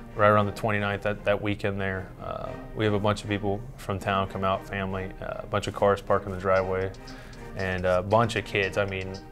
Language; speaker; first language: English; native; English